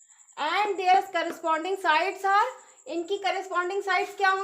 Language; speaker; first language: Hindi; native; Hindi